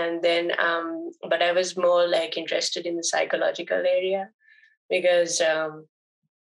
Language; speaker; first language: English; non-native, local second language; Sinhala